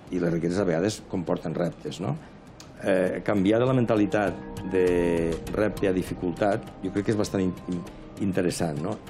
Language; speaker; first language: Catalan; native; Catalan